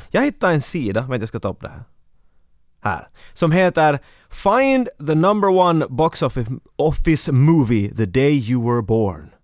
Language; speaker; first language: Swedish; native; Swedish